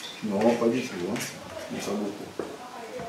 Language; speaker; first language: French; native; French